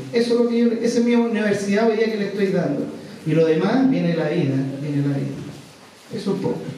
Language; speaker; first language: Spanish; native; Spanish